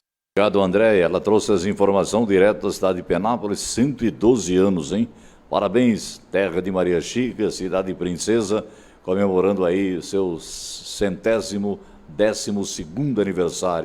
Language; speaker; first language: Portuguese; native; Portuguese